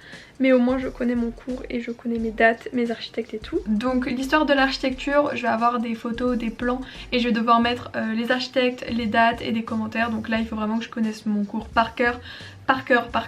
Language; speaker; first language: French; native; French